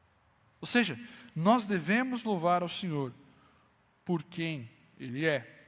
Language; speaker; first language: Portuguese; native; Portuguese